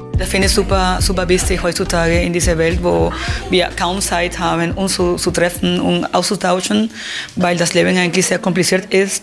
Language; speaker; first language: German; non-native, fluent; Spanish